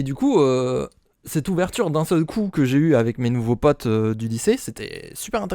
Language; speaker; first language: French; native; French